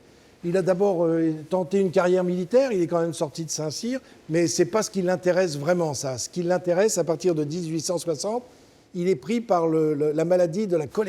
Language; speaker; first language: French; native; French